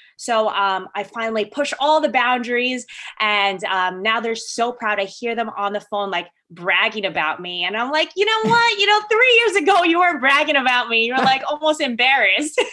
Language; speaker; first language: English; early bilingual, other home language; Filipino